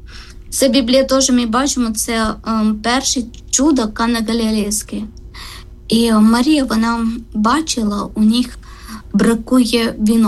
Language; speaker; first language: Ukrainian; non-native, learner; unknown